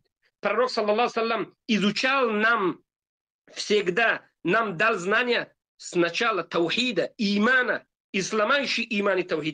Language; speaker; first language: Russian; non-native, fluent; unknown